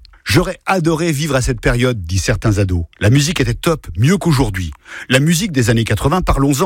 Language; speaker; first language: French; native; French